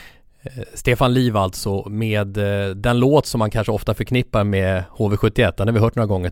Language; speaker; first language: Swedish; native; Swedish